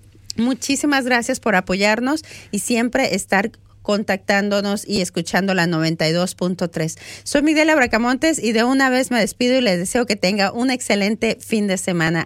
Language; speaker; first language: Spanish; native; Spanish